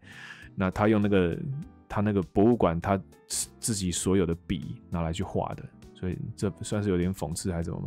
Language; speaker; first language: Chinese; native; Chinese